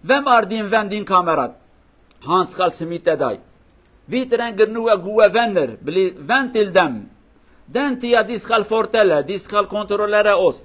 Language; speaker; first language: Swedish; non-native, learner; Norwegian